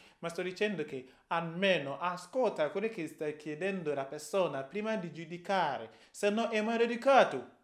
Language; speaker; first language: Italian; non-native, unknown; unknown